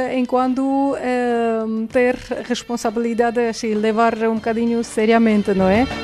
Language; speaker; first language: Portuguese; non-native, fluent; Armenian